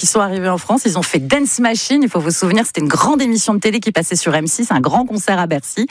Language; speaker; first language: French; native; French